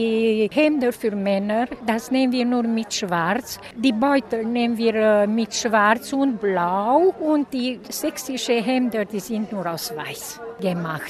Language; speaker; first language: German; non-native, local second language; Romanian